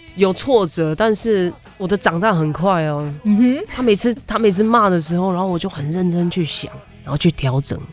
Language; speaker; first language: Chinese; non-native, local second language; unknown